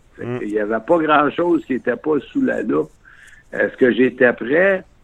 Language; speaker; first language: French; native; French